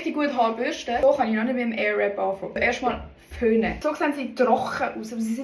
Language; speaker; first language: German; native; German